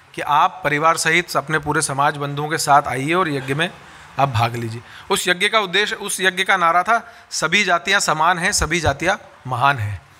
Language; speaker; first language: Hindi; native; Hindi